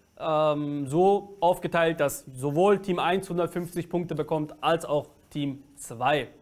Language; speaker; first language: German; native; German